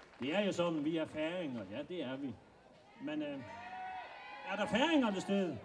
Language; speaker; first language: Danish; non-native, local second language; Faroese